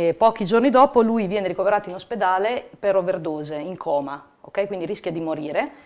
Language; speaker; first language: Italian; native; Italian